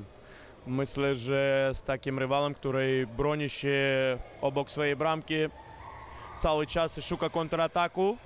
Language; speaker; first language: Polish; non-native, fluent; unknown